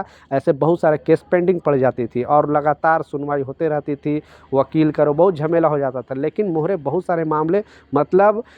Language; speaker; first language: Hindi; native; Hindi